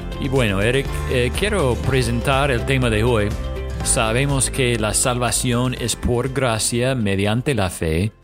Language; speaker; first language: Spanish; non-native, fluent; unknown